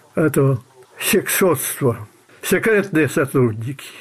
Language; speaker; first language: Russian; non-native, fluent; Belarusian